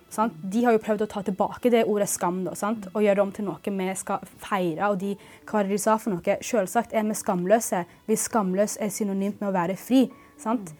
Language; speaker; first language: Norwegian; early bilingual, other home language; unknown